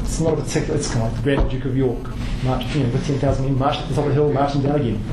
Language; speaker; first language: English; native; English